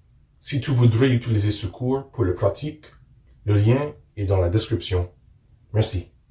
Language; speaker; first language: French; non-native, fluent; English